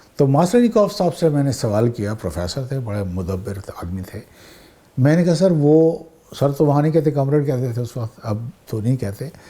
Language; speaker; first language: Urdu; non-native, local second language; Saraiki